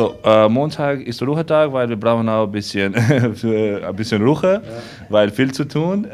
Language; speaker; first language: German; non-native, learner; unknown